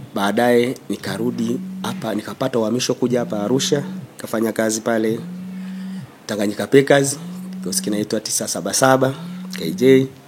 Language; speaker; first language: Swahili; non-native, local second language; Masai